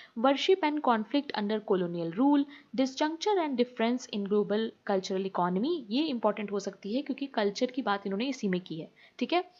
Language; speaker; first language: Hindi; native; Hindi